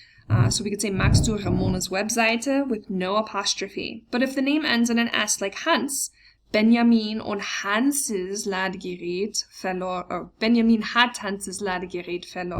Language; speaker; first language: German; non-native, fluent; English